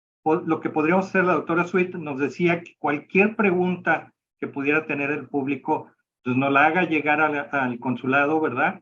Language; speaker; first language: Spanish; native; Spanish